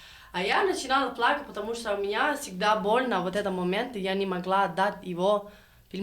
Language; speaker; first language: Russian; non-native, learner; Italian